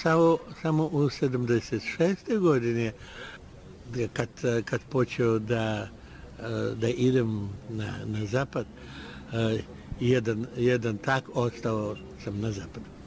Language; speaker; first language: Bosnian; non-native, learner; Russian